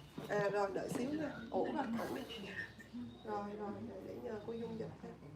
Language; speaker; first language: Vietnamese; native; Vietnamese